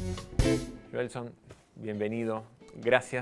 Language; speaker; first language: Spanish; native; Spanish